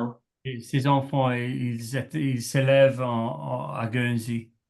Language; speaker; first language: French; non-native, learner; English